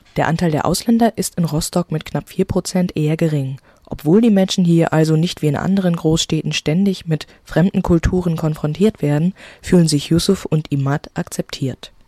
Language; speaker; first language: German; native; German